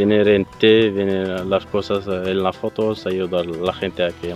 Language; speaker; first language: Spanish; non-native, learner; Central Atlas Tamazight